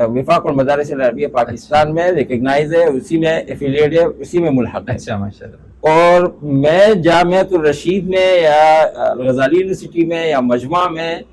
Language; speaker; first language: Urdu; non-native, local second language; Pashto